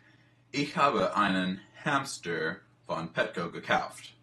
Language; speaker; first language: German; non-native, learner; English